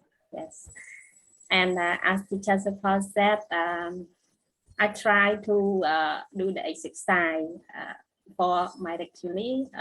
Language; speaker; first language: English; non-native, learner; Khmer